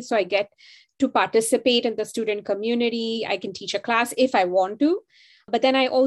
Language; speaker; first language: English; non-native, local second language; Hindi